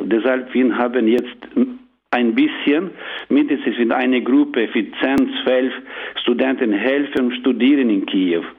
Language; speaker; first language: German; non-native, learner; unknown